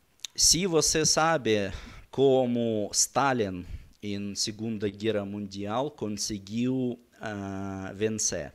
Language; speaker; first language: Portuguese; non-native, learner; Russian